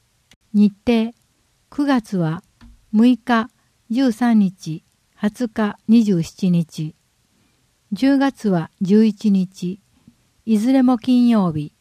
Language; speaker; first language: Japanese; native; Japanese